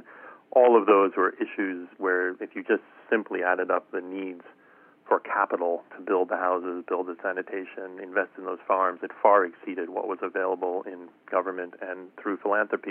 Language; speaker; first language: English; native; English